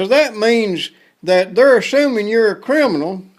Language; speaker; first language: English; native; English